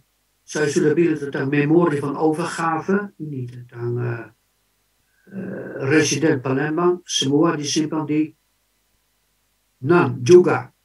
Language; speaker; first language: Indonesian; non-native, fluent; Dutch